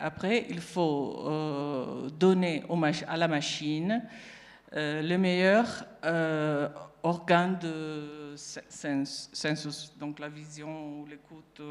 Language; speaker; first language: French; non-native, fluent; Italian